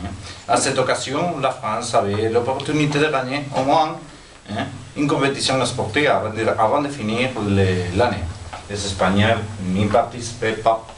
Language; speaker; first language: French; non-native, learner; Spanish